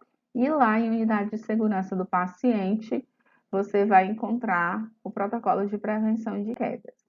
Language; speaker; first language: Portuguese; native; Portuguese